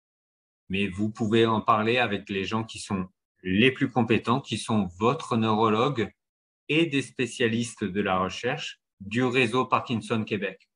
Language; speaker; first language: French; native; French